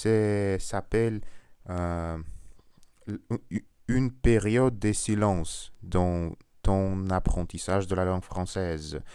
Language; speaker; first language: French; non-native, learner; Russian